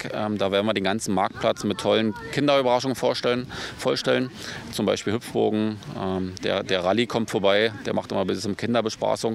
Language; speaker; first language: German; native; German